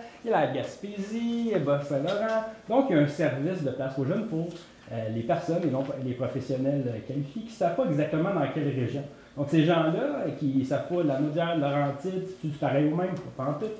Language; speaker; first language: French; native; French